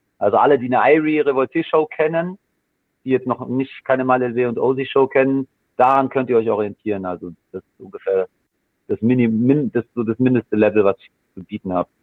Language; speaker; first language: German; native; German